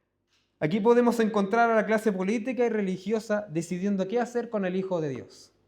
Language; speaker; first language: Spanish; native; Spanish